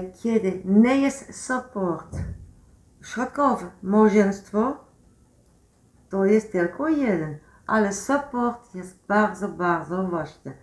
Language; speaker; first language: Polish; non-native, learner; Dutch